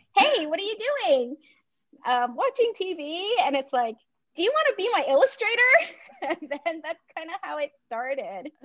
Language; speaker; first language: English; non-native, fluent; Chinese